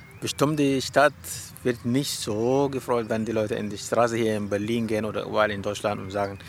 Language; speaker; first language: German; non-native, learner; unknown